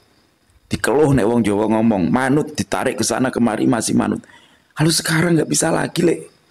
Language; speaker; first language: Indonesian; non-native, local second language; Javanese